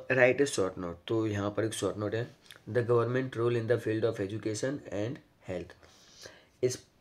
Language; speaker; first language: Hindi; non-native, local second language; Gujarati